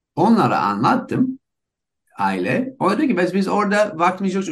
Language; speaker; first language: Turkish; non-native, fluent; English